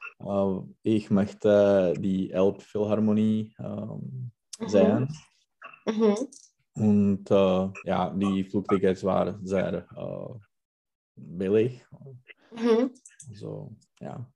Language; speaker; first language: German; non-native, learner; Czech